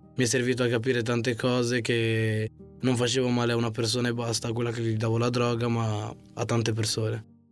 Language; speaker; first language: Italian; early bilingual, other home language; Arabic